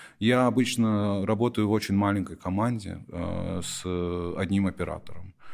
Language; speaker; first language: Russian; early bilingual, heritage; Russian